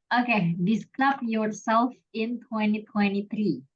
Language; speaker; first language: English; non-native, fluent; Indonesian